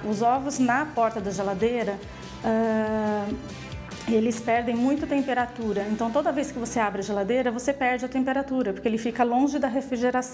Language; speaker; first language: Portuguese; native; Portuguese